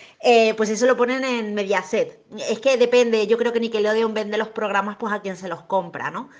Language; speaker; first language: Spanish; native; Spanish